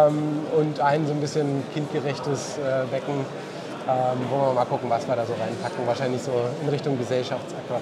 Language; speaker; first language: German; native; German